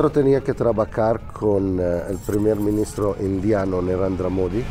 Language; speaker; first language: Spanish; non-native, learner; Italian